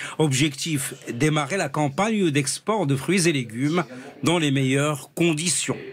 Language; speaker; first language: French; non-native, local second language; Arabic